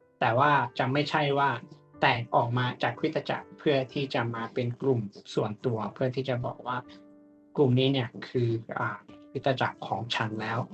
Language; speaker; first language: Thai; native; Thai